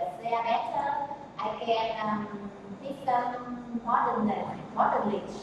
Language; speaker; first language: English; non-native, learner; Vietnamese